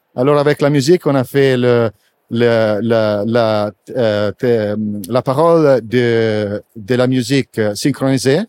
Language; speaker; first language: French; non-native, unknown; Italian